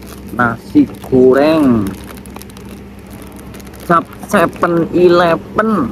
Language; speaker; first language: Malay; non-native, local second language; Javanese